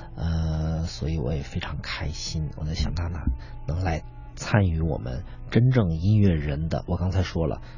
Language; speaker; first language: Chinese; native; Chinese